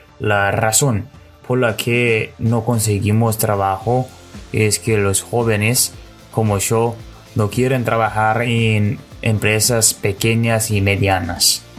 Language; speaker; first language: Spanish; non-native, learner; Korean